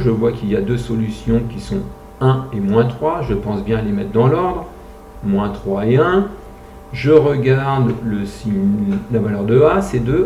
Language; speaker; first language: French; native; French